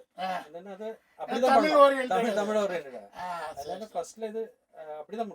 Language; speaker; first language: Tamil; non-native, learner; Malayalam